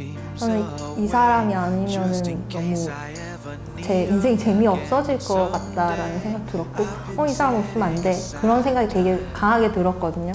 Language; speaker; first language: Korean; native; Korean